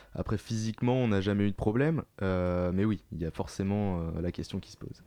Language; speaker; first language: French; native; French